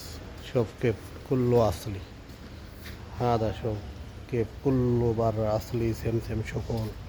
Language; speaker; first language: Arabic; non-native, learner; Bangla